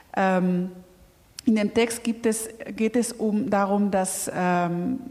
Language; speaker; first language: German; non-native, fluent; Spanish